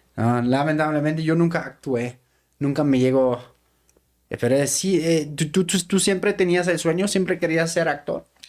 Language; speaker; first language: Spanish; native; Spanish